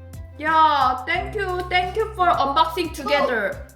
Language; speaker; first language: English; non-native, learner; Korean